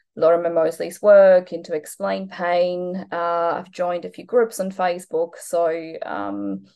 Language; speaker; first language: English; non-native, fluent; Polish